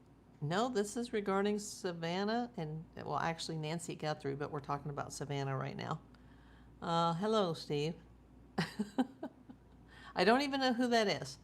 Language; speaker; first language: English; native; English